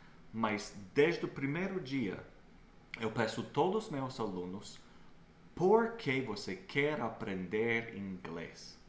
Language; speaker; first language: Portuguese; non-native, fluent; English